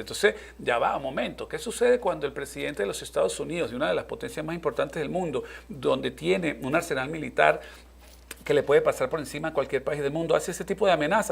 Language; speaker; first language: Spanish; native; Spanish